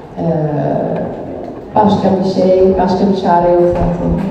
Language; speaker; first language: Turkish; non-native, fluent; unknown